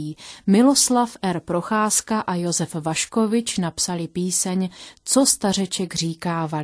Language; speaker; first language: Czech; native; Czech